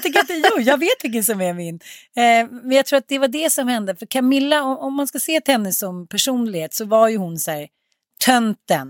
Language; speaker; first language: Swedish; native; Swedish